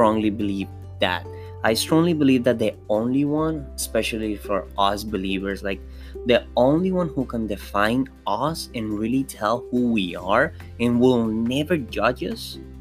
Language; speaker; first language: English; non-native, fluent; Spanish